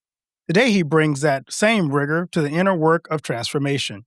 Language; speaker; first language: English; native; English